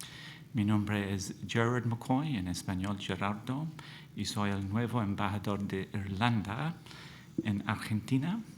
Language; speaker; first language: Spanish; non-native, fluent; English